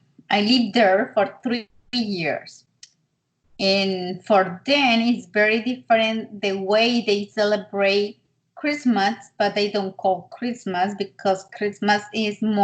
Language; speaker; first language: English; non-native, learner; Spanish